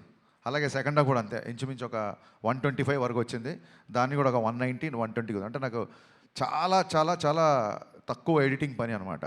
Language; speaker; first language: Telugu; native; Telugu